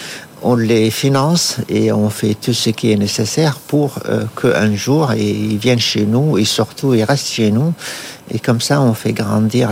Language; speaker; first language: French; non-native, fluent; Arabic